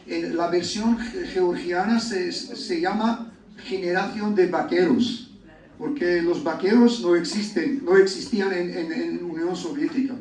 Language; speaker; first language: Spanish; non-native, learner; Georgian